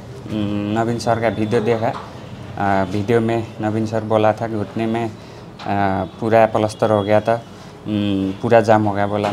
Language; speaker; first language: Hindi; non-native, learner; Nepali